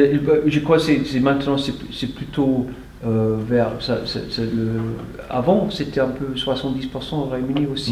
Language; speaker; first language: French; non-native, fluent; English